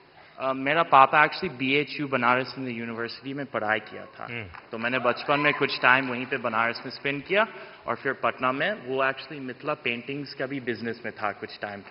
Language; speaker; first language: Hindi; non-native, fluent; English